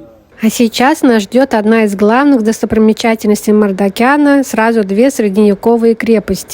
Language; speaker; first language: Russian; native; Russian